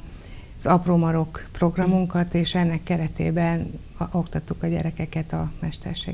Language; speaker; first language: Hungarian; native; Hungarian